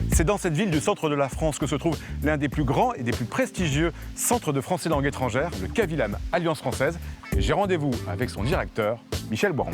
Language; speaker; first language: French; native; French